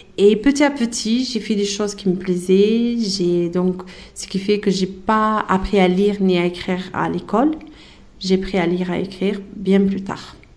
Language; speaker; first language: French; early bilingual, other home language; Arabic